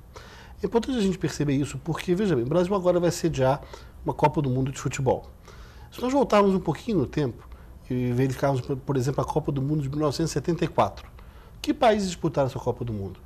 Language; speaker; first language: Portuguese; native; Portuguese